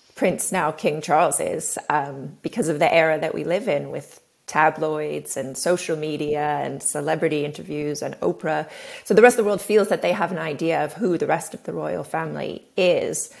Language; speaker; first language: English; native; English